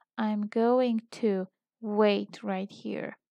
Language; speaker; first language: English; non-native, fluent; Azerbaijani